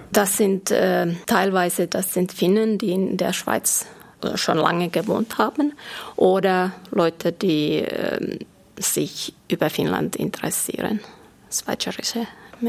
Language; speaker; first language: German; non-native, fluent; Finnish